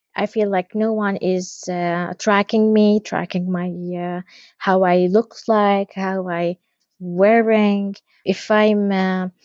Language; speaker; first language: English; non-native, fluent; Arabic